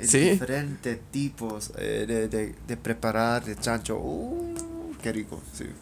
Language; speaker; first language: Spanish; non-native, learner; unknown